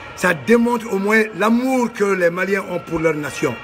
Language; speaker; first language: French; non-native, local second language; Bambara